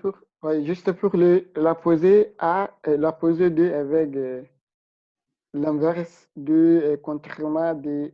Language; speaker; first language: French; non-native, learner; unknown